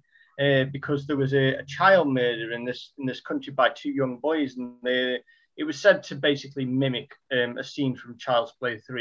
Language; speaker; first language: English; native; English